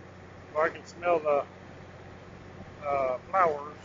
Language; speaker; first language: English; native; English